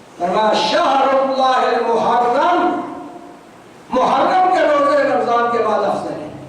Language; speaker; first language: Urdu; non-native, local second language; Northern Hindko